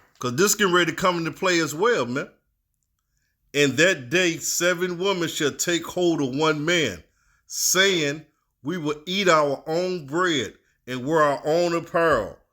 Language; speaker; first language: English; native; English